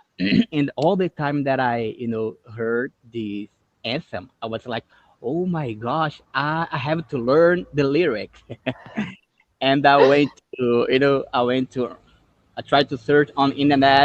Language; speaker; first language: English; non-native, fluent; Portuguese